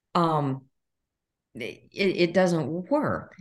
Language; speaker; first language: English; native; English